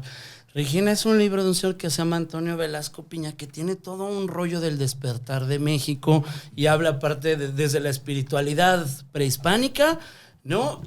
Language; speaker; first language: Spanish; native; Spanish